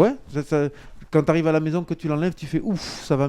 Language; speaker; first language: French; native; French